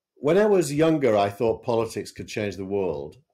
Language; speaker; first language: English; native; English